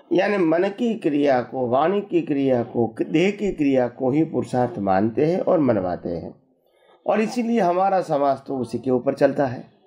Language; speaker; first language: Hindi; non-native, local second language; Gujarati